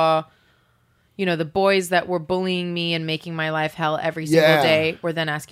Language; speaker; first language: English; native; English